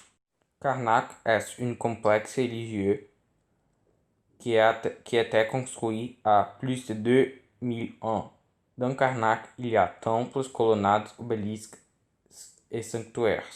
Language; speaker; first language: French; non-native, learner; Portuguese